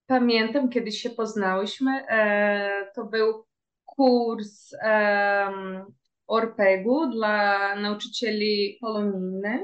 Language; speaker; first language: Polish; early bilingual, heritage; Portuguese